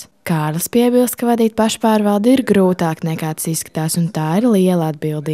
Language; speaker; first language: Latvian; native; Latvian